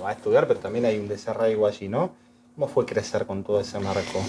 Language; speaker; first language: Spanish; native; Spanish